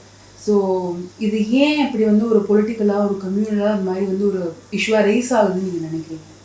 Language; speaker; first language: Tamil; native; Tamil